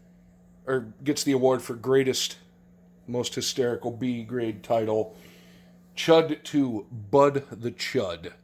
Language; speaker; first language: English; native; English